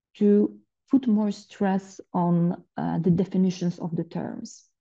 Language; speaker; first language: English; non-native, fluent; Polish